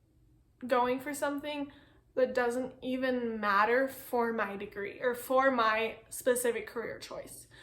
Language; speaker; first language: English; native; English